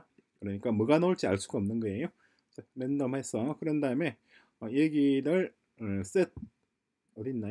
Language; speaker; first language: Korean; native; Korean